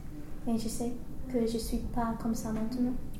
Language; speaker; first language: French; non-native, learner; English